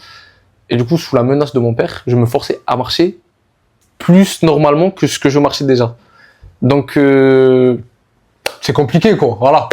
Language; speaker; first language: French; native; French